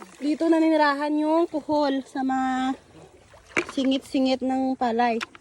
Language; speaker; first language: Filipino; non-native, local second language; Hiligaynon